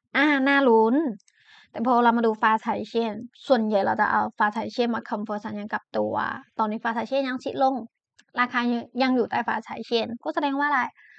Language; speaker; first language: Thai; non-native, fluent; Chinese